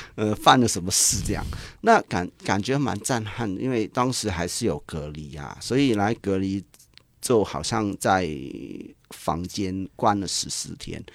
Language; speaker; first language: Chinese; non-native, local second language; Cantonese